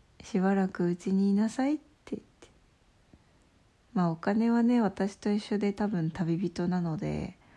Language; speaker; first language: Japanese; native; Japanese